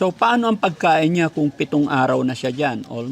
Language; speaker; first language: Filipino; native; Filipino